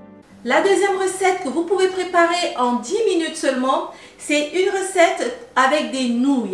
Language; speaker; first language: French; native; French